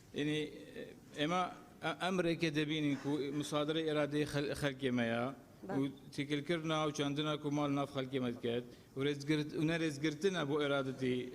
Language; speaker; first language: Central Kurdish; non-native, local second language; Assyrian Neo-Aramaic